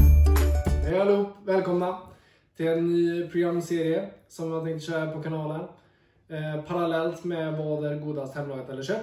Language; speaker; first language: Swedish; native; Swedish